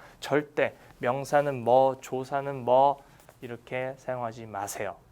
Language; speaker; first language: Korean; native; Korean